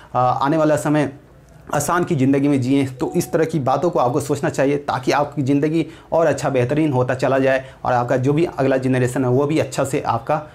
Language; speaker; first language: Hindi; native; Hindi